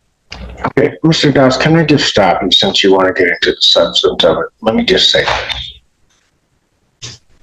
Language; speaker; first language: English; native; English